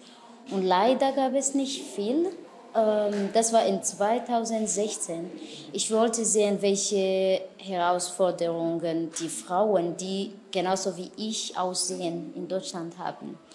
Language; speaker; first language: German; non-native, fluent; Kinyarwanda